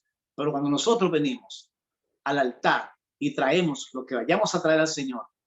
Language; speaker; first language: Spanish; native; Spanish